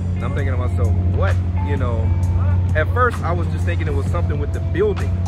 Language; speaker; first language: English; native; English